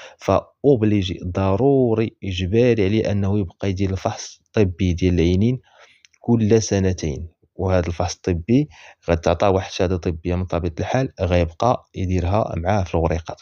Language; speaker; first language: Arabic; native; Arabic